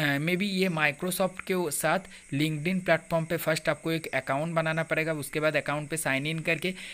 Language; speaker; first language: Hindi; non-native, local second language; Bangla